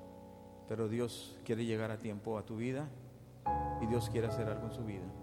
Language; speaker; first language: Spanish; native; Spanish